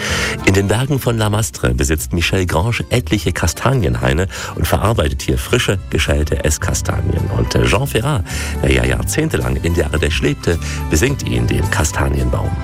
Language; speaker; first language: German; native; German